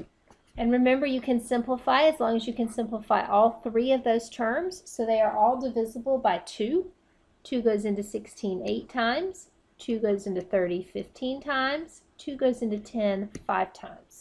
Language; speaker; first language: English; native; English